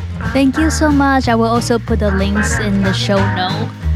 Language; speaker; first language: English; non-native, fluent; Chinese